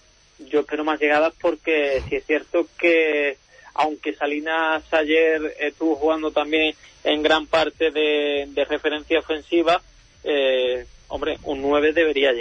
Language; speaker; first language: Spanish; native; Spanish